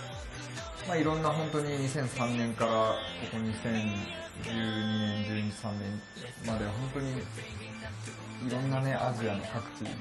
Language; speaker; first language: Japanese; native; Japanese